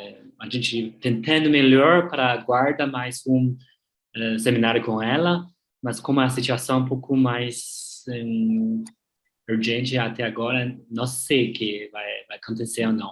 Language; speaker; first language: Portuguese; non-native, learner; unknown